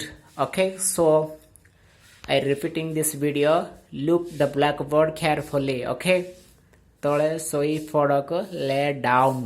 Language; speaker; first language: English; non-native, local second language; Odia